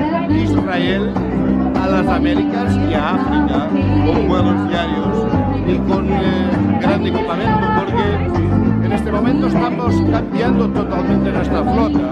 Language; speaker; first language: Spanish; non-native, fluent; Portuguese